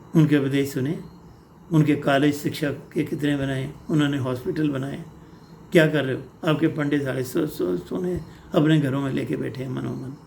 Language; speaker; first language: Hindi; non-native, local second language; Punjabi